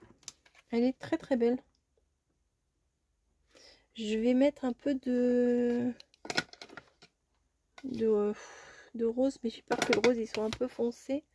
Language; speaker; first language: French; native; French